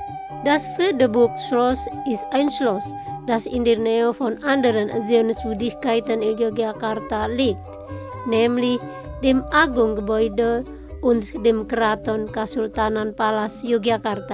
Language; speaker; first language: German; non-native, fluent; Indonesian